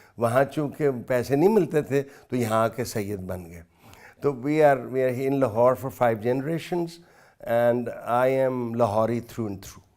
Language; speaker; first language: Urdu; non-native, local second language; Punjabi